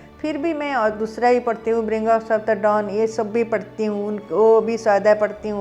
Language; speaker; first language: Hindi; non-native, local second language; Odia